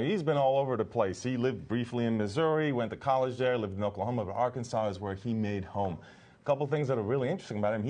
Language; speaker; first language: English; native; English